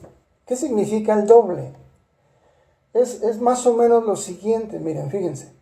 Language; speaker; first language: Spanish; native; Spanish